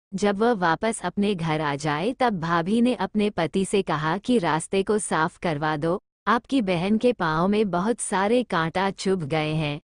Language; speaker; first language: Hindi; native; Hindi